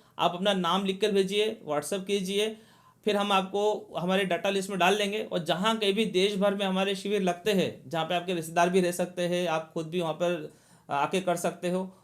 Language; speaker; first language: Hindi; native; Hindi